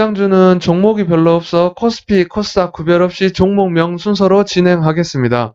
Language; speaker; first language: Korean; native; Korean